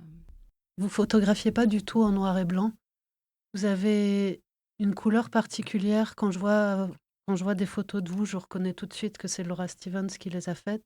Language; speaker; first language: French; native; French